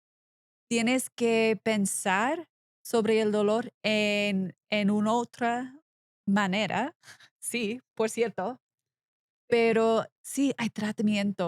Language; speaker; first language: Spanish; non-native, learner; English